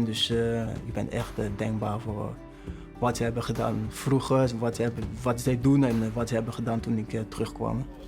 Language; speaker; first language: Dutch; non-native, learner; French